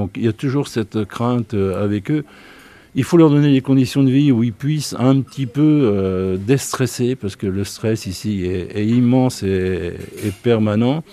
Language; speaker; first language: French; native; French